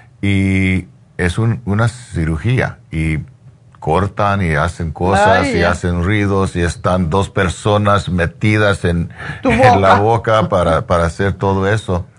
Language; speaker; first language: Spanish; non-native, learner; English